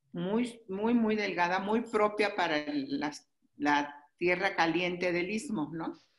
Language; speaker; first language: Spanish; native; Spanish